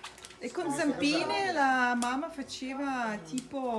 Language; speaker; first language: Italian; non-native, fluent; Russian